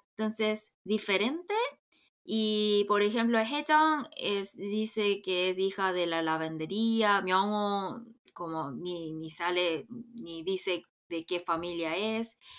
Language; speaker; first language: Spanish; non-native, fluent; Korean